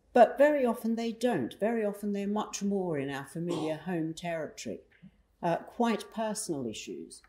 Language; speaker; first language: English; native; English